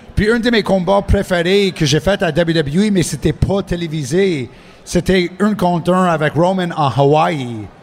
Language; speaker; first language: French; non-native, fluent; English